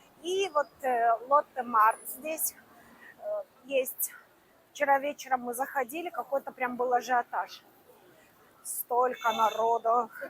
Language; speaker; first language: Russian; native; Russian